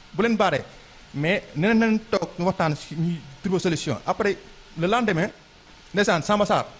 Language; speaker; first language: French; non-native, local second language; Wolof